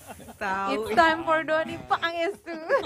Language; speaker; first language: English; non-native, fluent; Indonesian